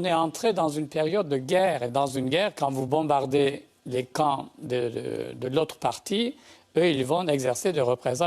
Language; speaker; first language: French; native; French